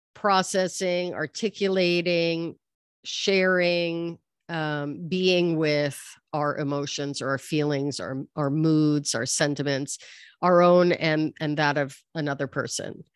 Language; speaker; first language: English; native; English